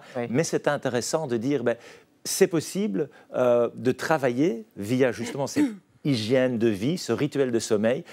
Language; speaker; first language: French; native; French